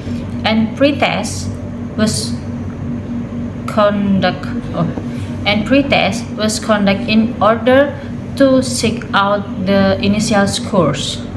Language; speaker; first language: English; non-native, learner; Indonesian